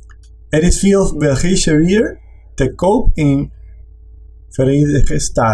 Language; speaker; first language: Dutch; non-native, learner; Spanish